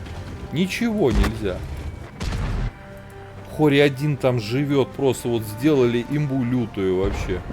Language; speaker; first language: Russian; native; Russian